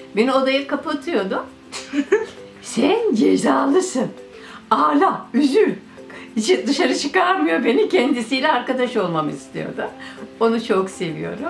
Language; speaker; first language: Turkish; native; Turkish